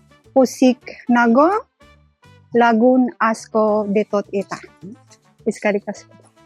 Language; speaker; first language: Basque; non-native, learner; Cebuano